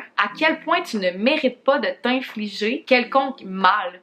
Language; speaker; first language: French; native; French